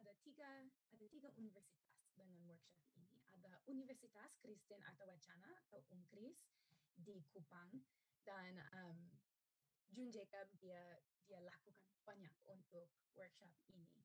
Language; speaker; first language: Indonesian; non-native, learner; English